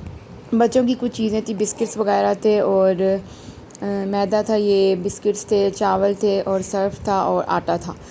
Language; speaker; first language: Urdu; native; Urdu